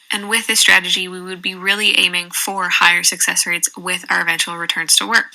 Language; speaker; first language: English; native; English